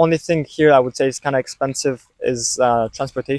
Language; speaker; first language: English; non-native, fluent; French